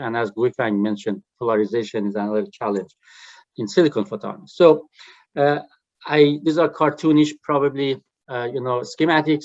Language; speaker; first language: English; non-native, fluent; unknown